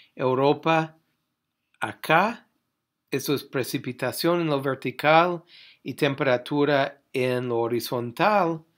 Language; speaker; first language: Spanish; non-native, fluent; English